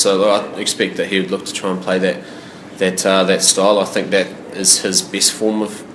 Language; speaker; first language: English; native; English